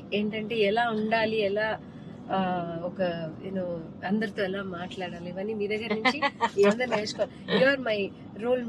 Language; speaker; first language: Telugu; native; Telugu